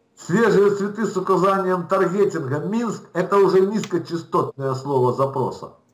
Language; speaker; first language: Russian; native; Russian